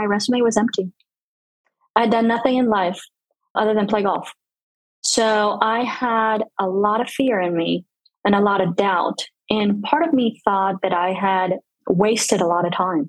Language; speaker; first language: English; non-native, fluent; Spanish